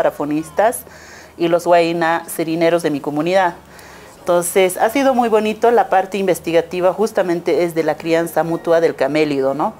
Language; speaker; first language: Spanish; non-native, local second language; Aymara